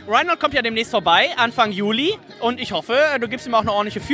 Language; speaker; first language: German; native; German